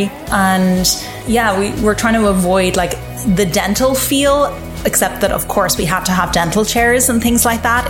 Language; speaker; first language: English; native; English